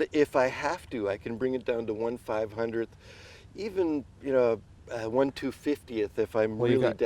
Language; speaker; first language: English; native; English